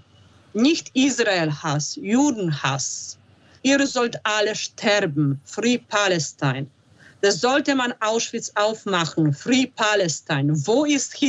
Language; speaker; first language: German; non-native, fluent; Polish